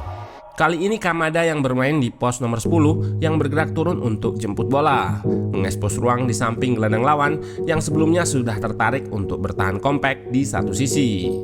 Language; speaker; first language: Indonesian; native; Indonesian